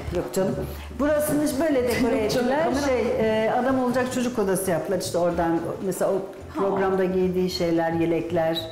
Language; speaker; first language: Turkish; native; Turkish